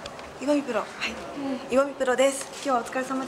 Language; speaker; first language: Japanese; native; Japanese